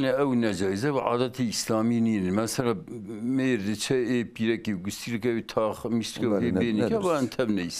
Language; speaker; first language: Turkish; non-native, local second language; Kurdish